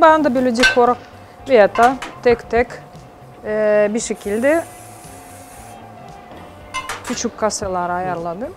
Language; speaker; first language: Turkish; non-native, fluent; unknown